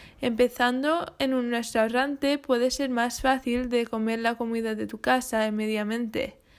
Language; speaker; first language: Spanish; non-native, fluent; English